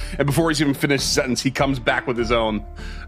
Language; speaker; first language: English; native; English